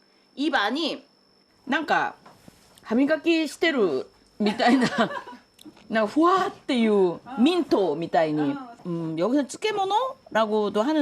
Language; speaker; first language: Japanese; non-native, fluent; Korean